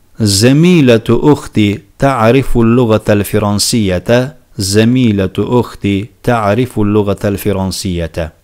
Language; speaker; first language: Arabic; non-native, fluent; Turkish